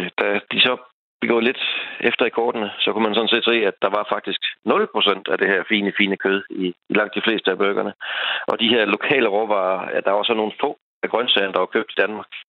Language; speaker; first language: Danish; native; Danish